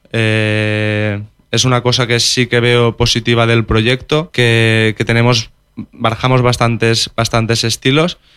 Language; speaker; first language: Spanish; non-native, local second language; Catalan